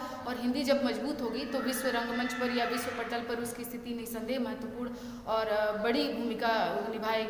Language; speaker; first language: Hindi; native; Hindi